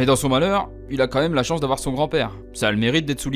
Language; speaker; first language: French; native; French